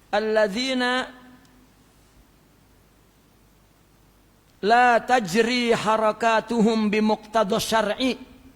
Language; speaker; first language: Arabic; non-native, fluent; Malay